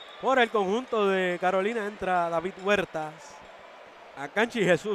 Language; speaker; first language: Spanish; native; Spanish